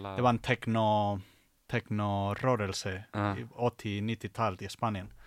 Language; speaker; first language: Swedish; non-native, fluent; Spanish